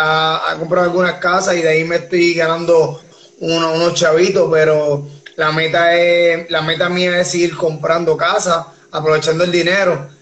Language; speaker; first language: Spanish; native; Spanish